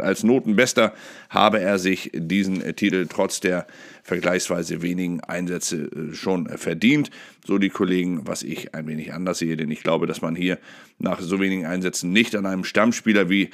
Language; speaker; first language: German; native; German